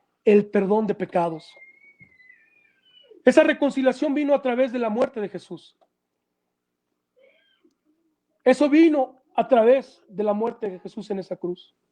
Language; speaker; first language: Spanish; native; Spanish